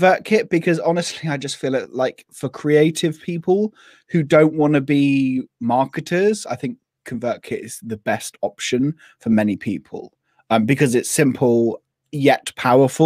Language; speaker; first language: English; native; English